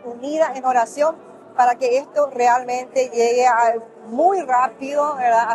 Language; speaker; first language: Spanish; native; Spanish